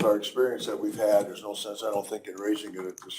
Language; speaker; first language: English; native; English